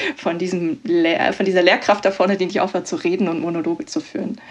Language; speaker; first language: German; native; German